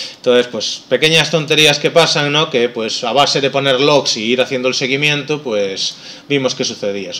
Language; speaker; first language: Spanish; non-native, local second language; Galician